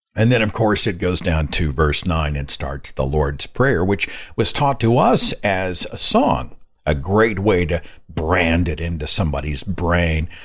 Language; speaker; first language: English; native; English